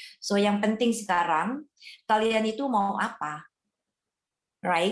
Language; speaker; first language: Indonesian; non-native, fluent; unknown